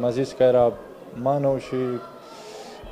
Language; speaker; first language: Romanian; non-native, learner; Italian